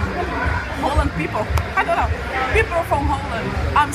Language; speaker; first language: English; non-native, fluent; Portuguese